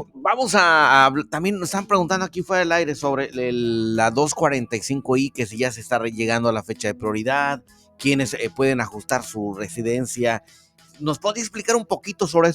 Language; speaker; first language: Spanish; native; Spanish